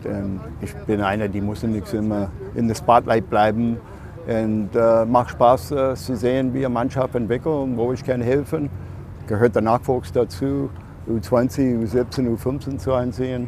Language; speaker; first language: German; non-native, fluent; English